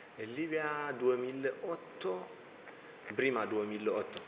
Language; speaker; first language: Italian; non-native, learner; Tigrinya